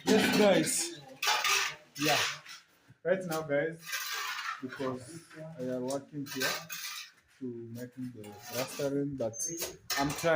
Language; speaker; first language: English; non-native, learner; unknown